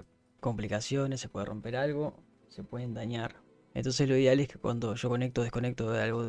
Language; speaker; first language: Spanish; native; Spanish